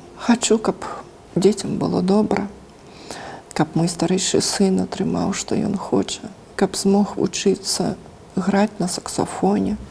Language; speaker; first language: Belarusian; native; Belarusian